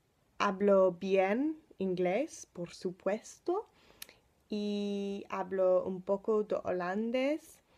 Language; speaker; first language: Spanish; non-native, learner; English